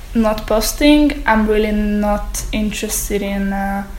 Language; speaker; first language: English; non-native, fluent; Hungarian